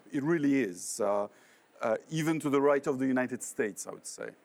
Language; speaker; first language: English; non-native, fluent; Polish